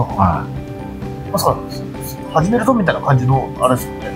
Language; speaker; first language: Japanese; native; Japanese